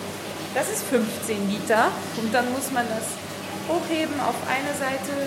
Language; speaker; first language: German; non-native, learner; French